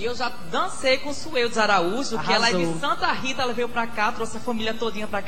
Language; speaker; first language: Portuguese; native; Portuguese